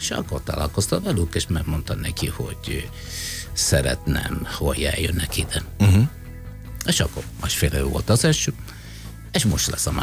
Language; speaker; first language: Hungarian; non-native, fluent; Italian